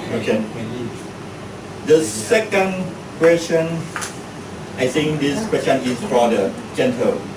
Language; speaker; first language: English; non-native, learner; Thai